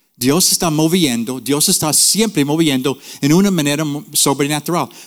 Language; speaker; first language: Spanish; non-native, fluent; English